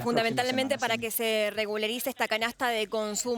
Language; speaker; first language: Spanish; native; Spanish